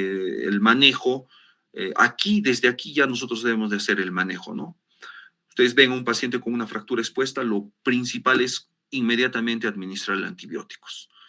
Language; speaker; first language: Spanish; native; Spanish